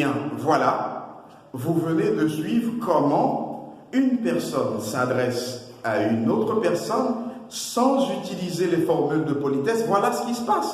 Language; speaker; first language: French; non-native, local second language; Haitian Creole